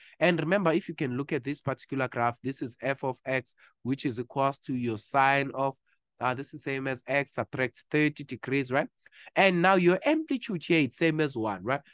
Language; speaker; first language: English; non-native, local second language; Zulu